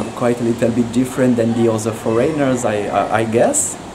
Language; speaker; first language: English; non-native, learner; French